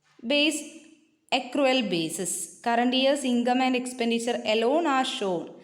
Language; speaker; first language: English; non-native, local second language; Malayalam